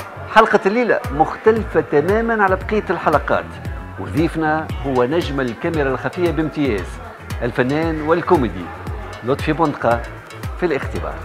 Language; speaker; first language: Arabic; native; Arabic